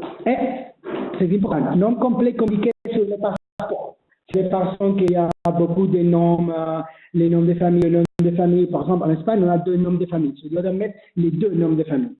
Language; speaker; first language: French; non-native, learner; Spanish